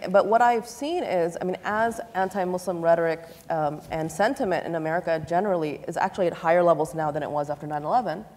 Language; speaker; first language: English; native; English